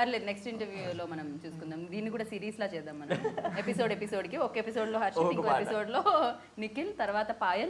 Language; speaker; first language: Telugu; native; Telugu